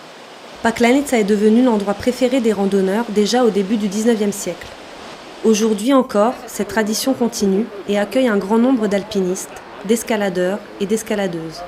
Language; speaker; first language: French; native; French